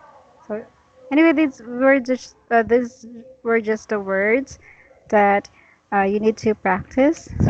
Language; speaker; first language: English; non-native, fluent; Cebuano